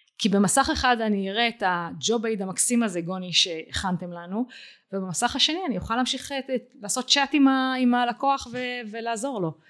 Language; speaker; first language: Hebrew; native; Hebrew